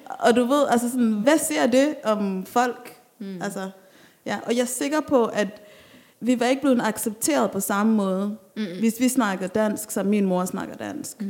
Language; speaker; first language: Danish; early bilingual, other home language; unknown